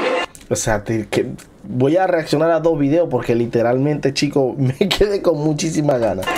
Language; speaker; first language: Spanish; native; Spanish